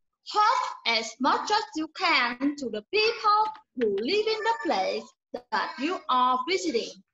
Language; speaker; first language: English; non-native, learner; Vietnamese